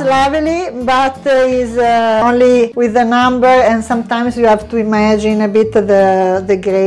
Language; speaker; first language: English; non-native, learner; Italian